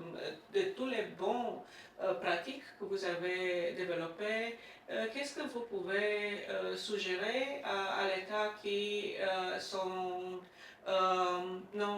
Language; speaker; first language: French; non-native, fluent; Romanian